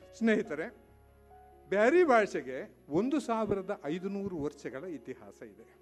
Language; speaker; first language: Kannada; non-native, local second language; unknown